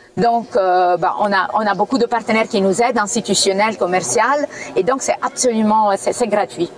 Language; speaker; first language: French; non-native, fluent; Italian